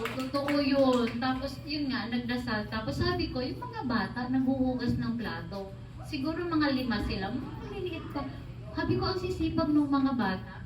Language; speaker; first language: Filipino; non-native, local second language; Cebuano